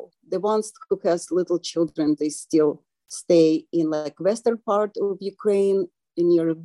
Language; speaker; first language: English; non-native, fluent; Ukrainian